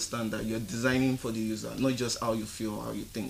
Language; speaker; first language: English; non-native, local second language; Yoruba